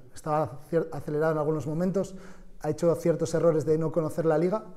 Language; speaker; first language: Spanish; native; Spanish